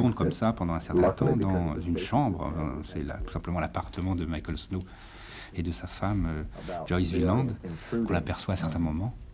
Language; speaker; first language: French; native; French